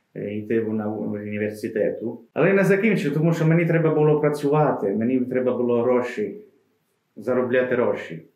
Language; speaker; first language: Ukrainian; non-native, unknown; Italian